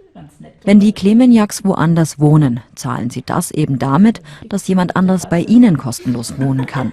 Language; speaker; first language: German; native; German